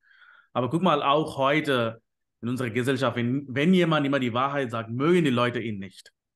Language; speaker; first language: German; non-native, fluent; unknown